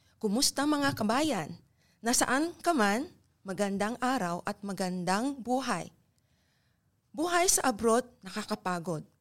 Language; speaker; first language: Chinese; non-native, fluent; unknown